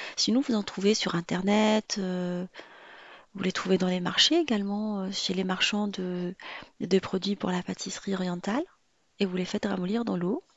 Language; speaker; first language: French; non-native, local second language; Arabic